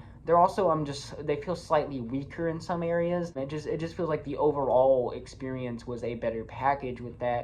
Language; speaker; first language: English; native; English